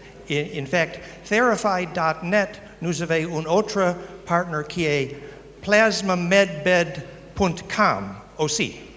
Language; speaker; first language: French; non-native, learner; English